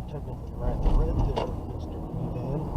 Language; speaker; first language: English; native; English